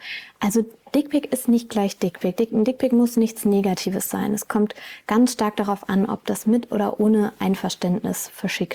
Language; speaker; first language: German; native; German